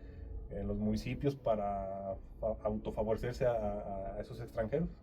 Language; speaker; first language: Spanish; native; Spanish